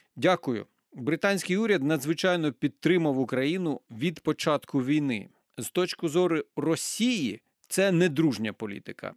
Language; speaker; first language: Ukrainian; native; Ukrainian